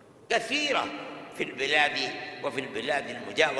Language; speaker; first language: Arabic; non-native, fluent; Urdu